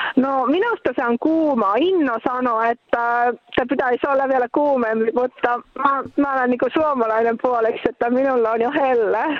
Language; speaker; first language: Finnish; early bilingual, heritage; Finnish